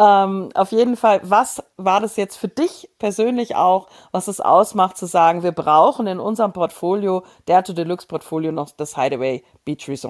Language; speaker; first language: German; native; German